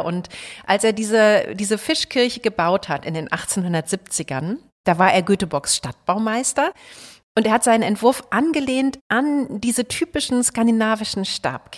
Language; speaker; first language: German; native; German